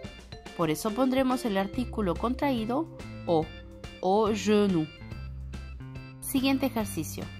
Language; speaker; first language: Spanish; non-native, fluent; French